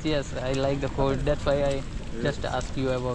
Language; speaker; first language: English; non-native, learner; Hindi